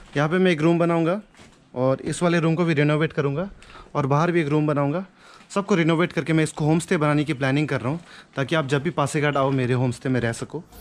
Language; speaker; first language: Hindi; non-native, local second language; Adi